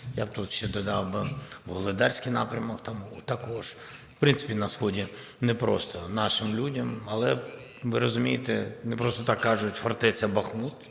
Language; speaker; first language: Ukrainian; non-native, local second language; Russian